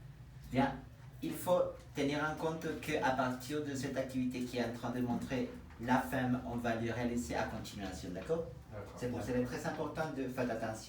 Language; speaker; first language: French; non-native, fluent; Spanish